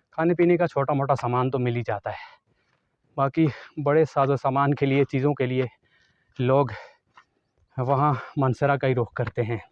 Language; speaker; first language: Urdu; non-native, local second language; Northern Hindko